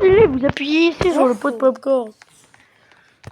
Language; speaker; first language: French; native; French